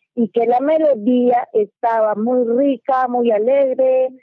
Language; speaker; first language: Spanish; native; Spanish